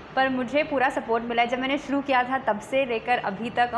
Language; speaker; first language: Hindi; native; Hindi